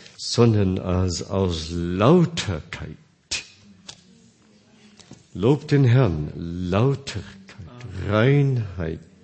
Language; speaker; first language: German; non-native, fluent; Korean